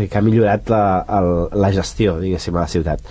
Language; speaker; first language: Catalan; native; Catalan